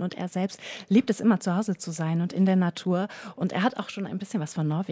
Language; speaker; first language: German; native; German